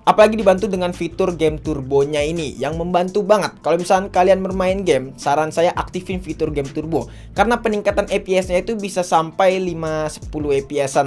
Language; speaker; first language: Indonesian; native; Indonesian